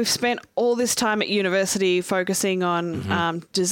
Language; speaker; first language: English; native; English